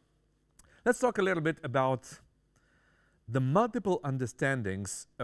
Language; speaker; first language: English; non-native, fluent; Romanian